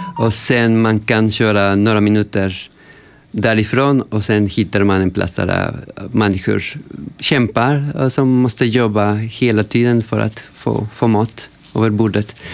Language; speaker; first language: Swedish; non-native, fluent; Spanish